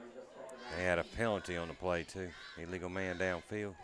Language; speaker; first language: English; native; English